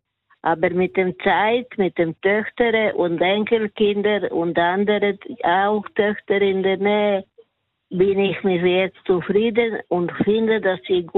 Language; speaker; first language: German; non-native, learner; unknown